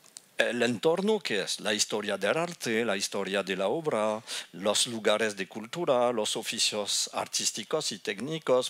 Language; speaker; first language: Spanish; non-native, fluent; French